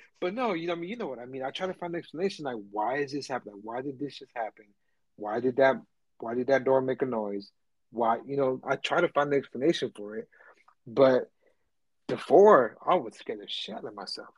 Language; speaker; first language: English; early bilingual, other home language; Spanish